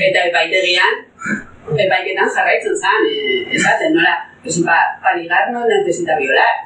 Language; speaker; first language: Basque; non-native, local second language; Spanish